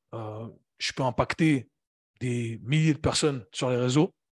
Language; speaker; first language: French; native; French